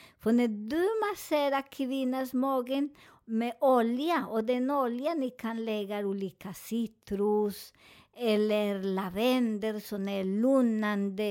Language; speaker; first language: Swedish; non-native, fluent; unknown